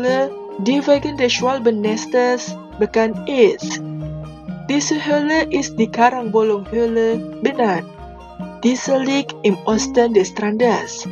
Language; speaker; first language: German; non-native, fluent; Indonesian